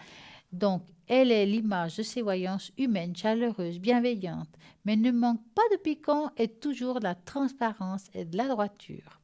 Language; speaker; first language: French; native; French